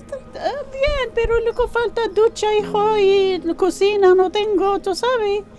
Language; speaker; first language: Spanish; non-native, learner; Arabic